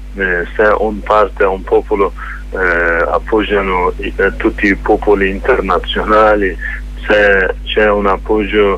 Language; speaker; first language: Italian; non-native, learner; Kurdish